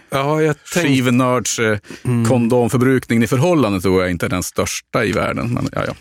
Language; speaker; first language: Swedish; native; Swedish